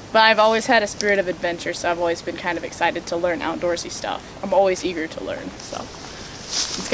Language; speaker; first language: English; native; English